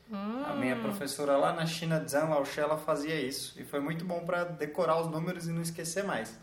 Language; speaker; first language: Portuguese; native; Portuguese